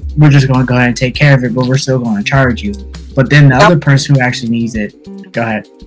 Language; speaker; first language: English; native; English